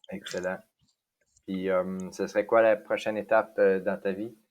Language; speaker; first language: French; native; French